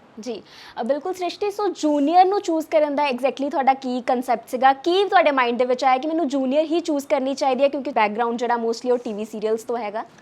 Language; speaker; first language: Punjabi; native; Punjabi